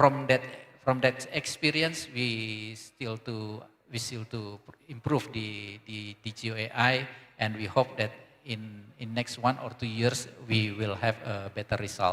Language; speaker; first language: English; non-native, learner; Indonesian